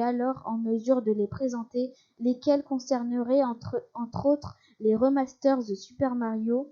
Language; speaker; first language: French; native; French